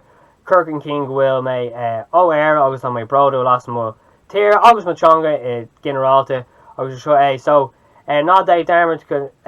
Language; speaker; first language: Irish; non-native, local second language; English